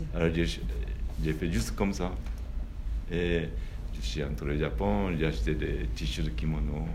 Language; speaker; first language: French; non-native, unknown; Japanese